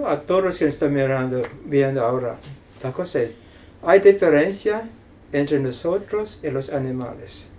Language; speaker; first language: Spanish; non-native, fluent; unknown